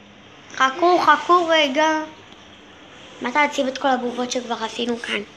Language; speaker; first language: Hebrew; native; Hebrew